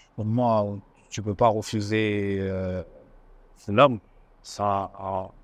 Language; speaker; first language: French; native; French